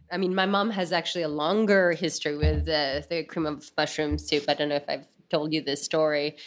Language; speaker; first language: English; non-native, local second language; Filipino